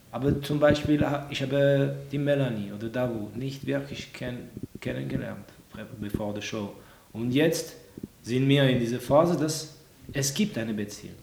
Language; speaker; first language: German; non-native, local second language; French